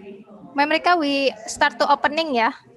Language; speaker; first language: English; non-native, learner; Indonesian